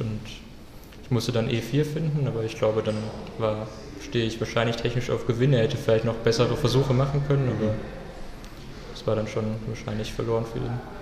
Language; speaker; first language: German; native; German